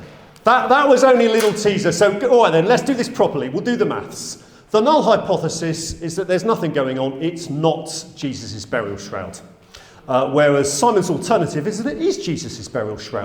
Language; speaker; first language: English; native; English